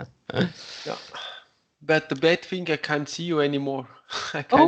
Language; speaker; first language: English; non-native, learner; Italian